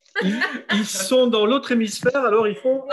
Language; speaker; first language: French; native; French